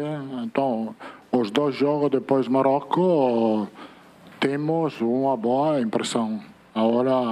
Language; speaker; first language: Portuguese; non-native, fluent; Italian